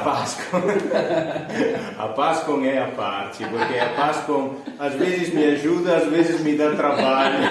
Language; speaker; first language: Portuguese; non-native, fluent; Italian